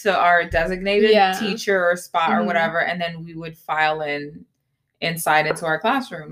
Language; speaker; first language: English; early bilingual, other home language; Spanish